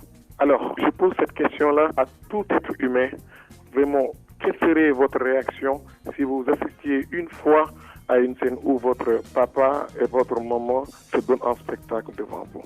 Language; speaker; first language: French; non-native, local second language; Wolof